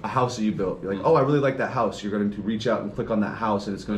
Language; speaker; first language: English; native; English